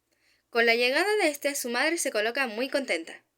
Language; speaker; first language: Spanish; native; Spanish